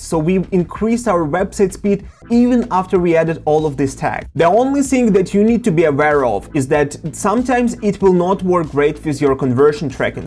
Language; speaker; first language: English; non-native, fluent; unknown